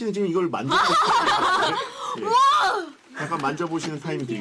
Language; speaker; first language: Korean; native; Korean